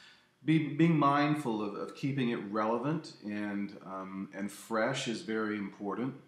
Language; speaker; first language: English; native; English